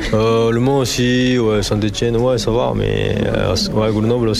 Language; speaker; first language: French; non-native, learner; Japanese